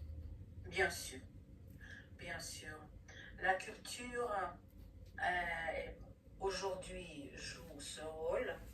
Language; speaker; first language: French; non-native, fluent; Ukrainian